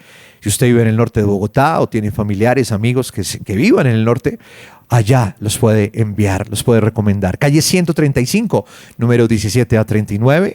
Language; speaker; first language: Spanish; native; Spanish